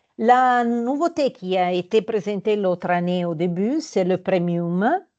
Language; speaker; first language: French; non-native, fluent; Italian